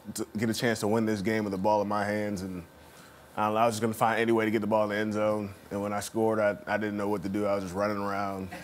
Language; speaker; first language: English; native; English